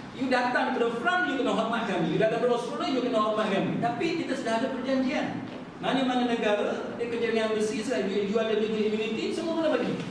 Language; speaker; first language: Malay; native; Malay